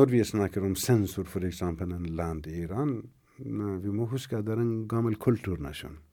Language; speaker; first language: Norwegian; non-native, fluent; Persian